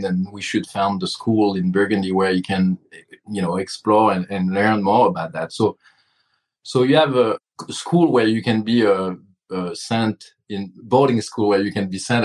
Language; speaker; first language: English; non-native, fluent; French